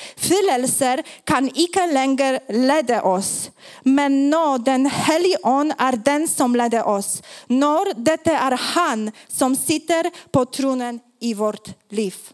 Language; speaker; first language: Swedish; non-native, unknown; Polish